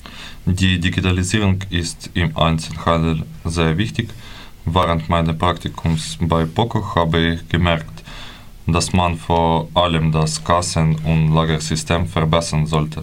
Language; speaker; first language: German; non-native, learner; Ukrainian